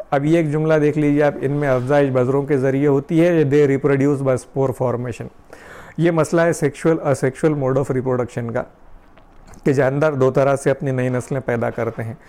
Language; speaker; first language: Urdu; native; Urdu